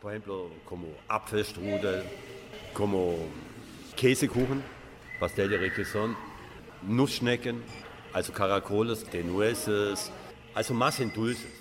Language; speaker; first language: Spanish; non-native, learner; German